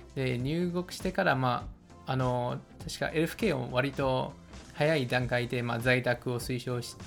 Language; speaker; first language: Japanese; non-native, fluent; Chinese